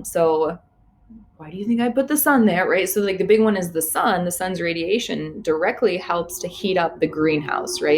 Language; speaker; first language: English; native; English